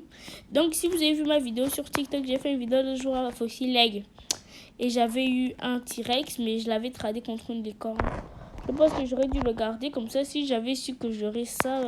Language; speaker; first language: French; native; French